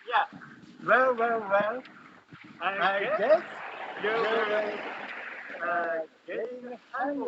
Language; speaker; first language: English; non-native, learner; Japanese